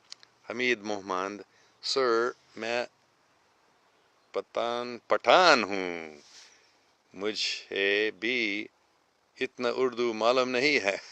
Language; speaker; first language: Hindi; non-native, local second language; English